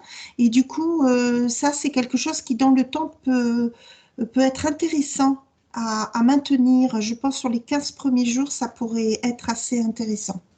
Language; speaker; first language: French; native; French